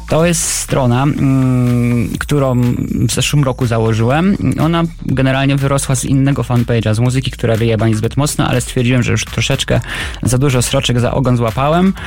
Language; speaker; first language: Polish; native; Polish